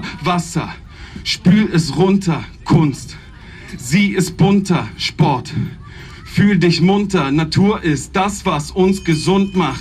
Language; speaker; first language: German; native; German